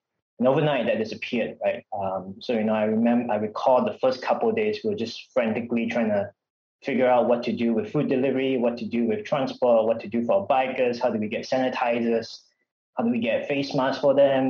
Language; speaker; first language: English; non-native, local second language; Malay